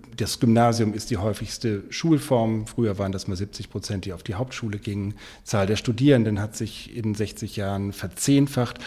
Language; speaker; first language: German; native; German